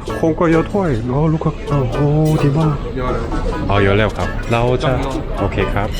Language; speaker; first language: Thai; non-native, learner; Korean